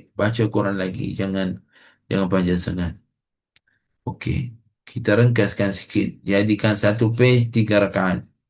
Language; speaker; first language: Malay; non-native, fluent; Arabic